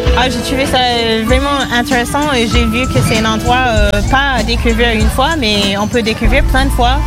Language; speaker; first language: French; non-native, fluent; English